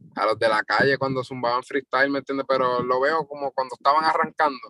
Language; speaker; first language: Spanish; native; Spanish